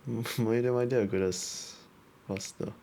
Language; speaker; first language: Estonian; non-native, learner; English